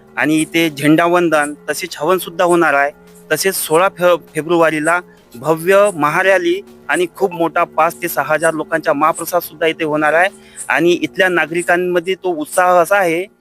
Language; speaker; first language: Marathi; non-native, local second language; Lambadi